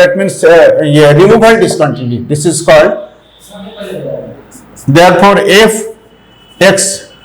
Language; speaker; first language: English; non-native, local second language; Hindi